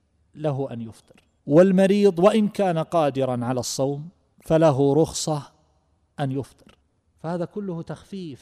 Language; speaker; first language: Arabic; native; Arabic